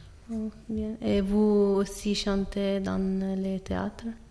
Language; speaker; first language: French; non-native, learner; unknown